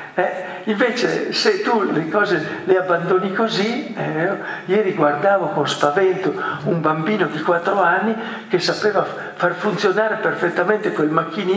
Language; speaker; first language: Italian; native; Italian